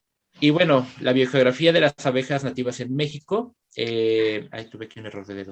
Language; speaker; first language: Spanish; native; Spanish